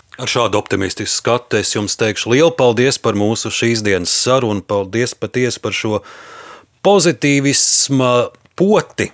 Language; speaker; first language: Latvian; native; Latvian